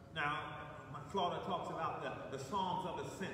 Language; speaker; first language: English; native; English